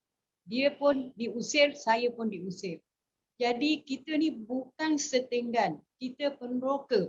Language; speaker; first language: Malay; native; Malay